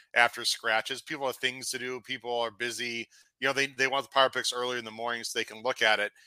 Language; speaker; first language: English; native; English